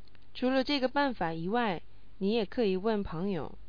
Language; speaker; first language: Chinese; non-native, learner; English